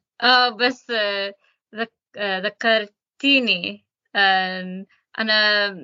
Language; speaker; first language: Arabic; non-native, learner; English